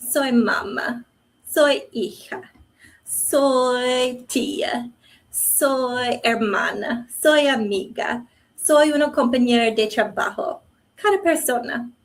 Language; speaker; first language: Spanish; non-native, learner; English